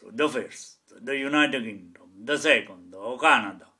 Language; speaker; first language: English; non-native, fluent; Italian